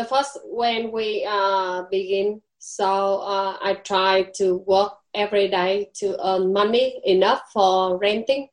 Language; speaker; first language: English; non-native, learner; Vietnamese